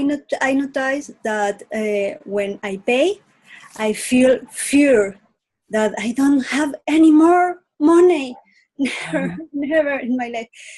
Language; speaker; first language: English; non-native, learner; Spanish